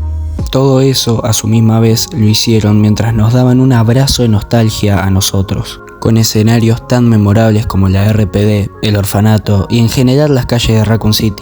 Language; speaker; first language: Spanish; native; Spanish